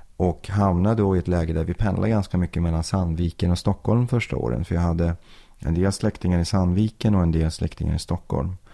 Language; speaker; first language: Swedish; early bilingual, other home language; Persian